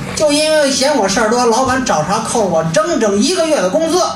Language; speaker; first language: Chinese; native; Chinese